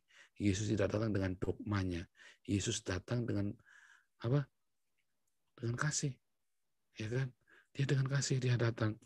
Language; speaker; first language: Indonesian; native; Indonesian